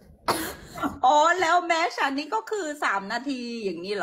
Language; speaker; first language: Thai; non-native, fluent; Korean